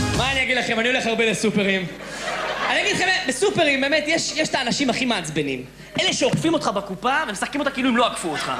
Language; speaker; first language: Hebrew; native; Hebrew